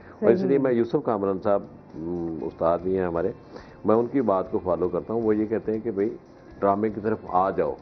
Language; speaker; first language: Urdu; non-native, local second language; Punjabi